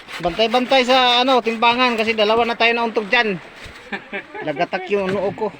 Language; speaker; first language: Filipino; non-native, local second language; Cebuano